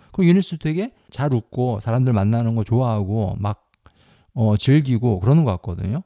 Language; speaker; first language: Korean; native; Korean